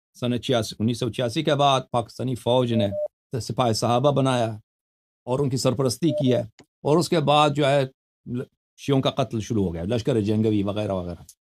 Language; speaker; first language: Urdu; non-native, fluent; Persian